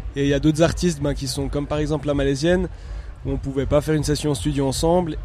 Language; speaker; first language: French; native; French